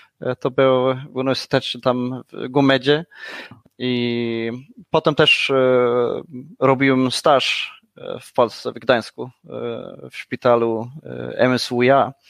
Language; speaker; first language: Polish; non-native, learner; Swedish